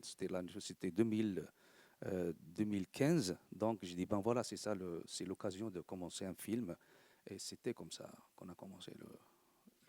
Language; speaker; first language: French; non-native, local second language; Arabic